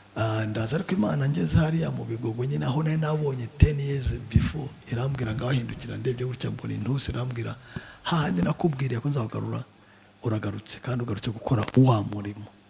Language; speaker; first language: Kinyarwanda; native; Kinyarwanda